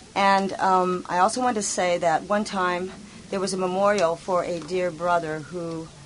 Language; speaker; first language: English; native; English